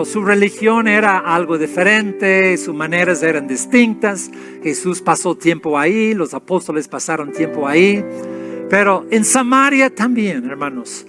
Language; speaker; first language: Spanish; non-native, fluent; English